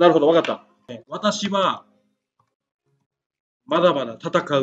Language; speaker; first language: Japanese; native; Japanese